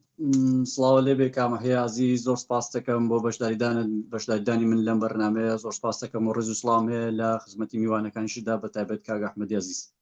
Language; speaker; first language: Central Kurdish; non-native, local second language; Gurani